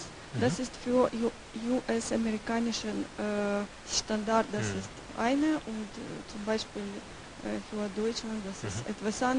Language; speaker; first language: German; non-native, learner; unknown